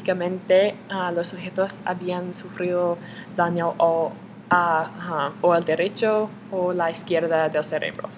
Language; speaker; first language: Spanish; non-native, learner; English